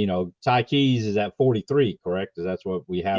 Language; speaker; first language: English; native; English